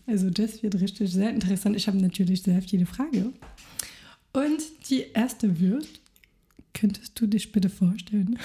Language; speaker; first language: German; non-native, fluent; French